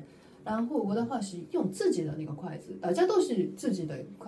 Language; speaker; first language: Chinese; non-native, learner; Japanese